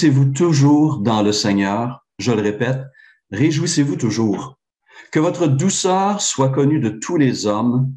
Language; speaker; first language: French; native; French